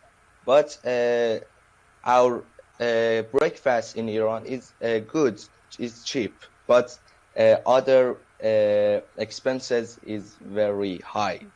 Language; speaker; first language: English; non-native, learner; Persian